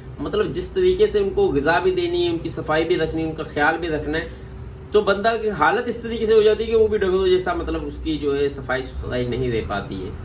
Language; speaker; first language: Urdu; non-native, local second language; Punjabi